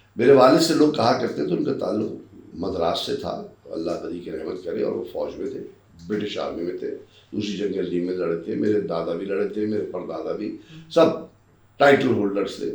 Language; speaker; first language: Urdu; native; Urdu